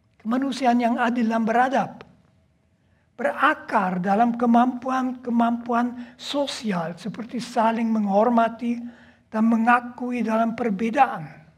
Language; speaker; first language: Indonesian; non-native, fluent; German